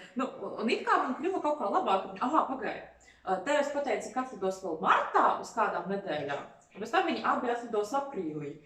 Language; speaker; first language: Latvian; non-native, local second language; Russian